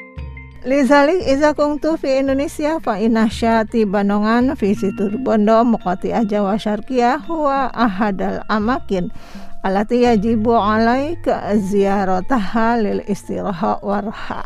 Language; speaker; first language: Arabic; non-native, fluent; Indonesian